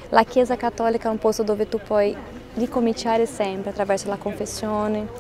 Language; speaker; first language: Italian; non-native, fluent; Portuguese